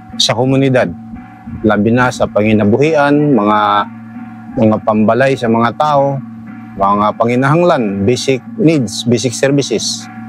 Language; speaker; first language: Cebuano; non-native, local second language; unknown